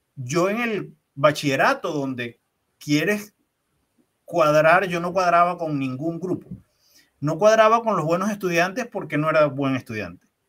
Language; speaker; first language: Spanish; native; Spanish